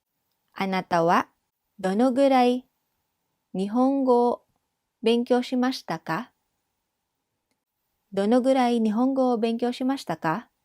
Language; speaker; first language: Japanese; non-native, fluent; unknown